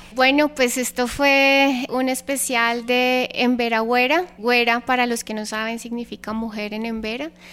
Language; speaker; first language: Spanish; native; Spanish